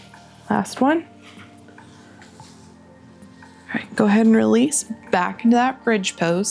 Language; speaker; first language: English; native; English